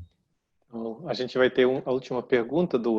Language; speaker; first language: Portuguese; non-native, fluent; Russian